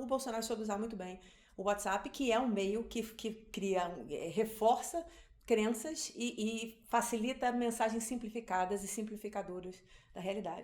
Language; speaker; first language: Portuguese; native; Portuguese